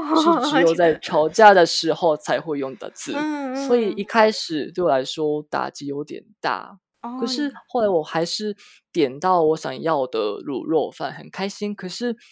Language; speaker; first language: Chinese; non-native, fluent; Japanese